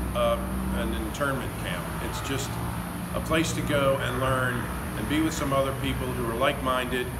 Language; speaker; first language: English; native; English